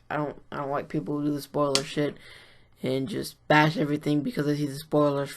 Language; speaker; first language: English; native; English